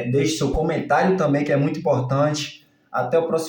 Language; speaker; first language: Portuguese; native; Portuguese